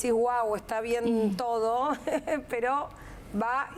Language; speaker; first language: Spanish; native; Spanish